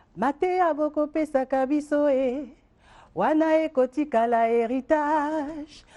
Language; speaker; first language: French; non-native, local second language; Lingala